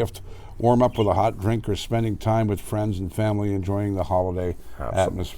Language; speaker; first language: English; native; English